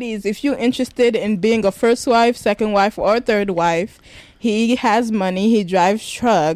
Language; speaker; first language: English; non-native, local second language; Rundi